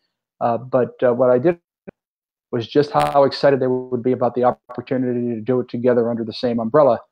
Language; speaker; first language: English; native; English